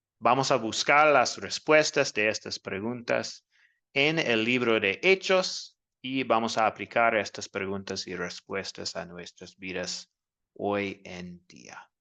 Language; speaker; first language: Spanish; non-native, learner; English